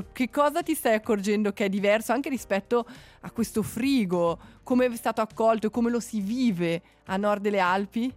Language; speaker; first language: Italian; native; Italian